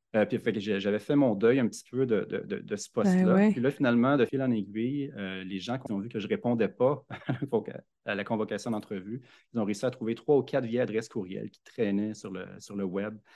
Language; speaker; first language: French; native; French